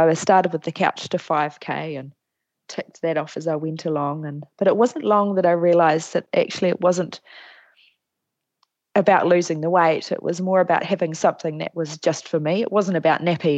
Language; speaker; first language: English; native; English